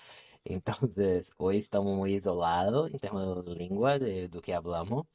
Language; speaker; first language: Spanish; non-native, local second language; Portuguese